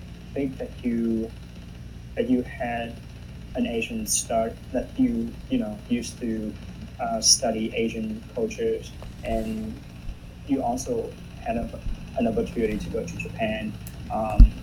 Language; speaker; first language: English; non-native, fluent; Vietnamese